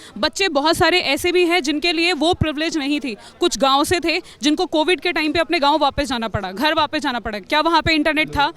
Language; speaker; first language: Hindi; native; Hindi